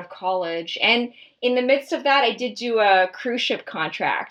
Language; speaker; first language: English; native; English